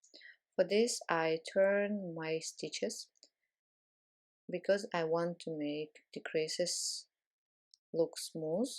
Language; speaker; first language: English; non-native, fluent; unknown